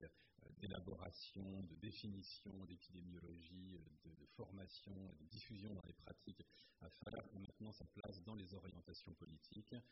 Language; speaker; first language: French; native; French